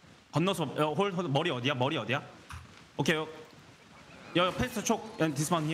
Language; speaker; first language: Korean; native; Korean